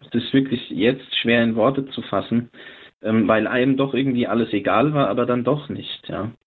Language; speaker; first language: German; native; German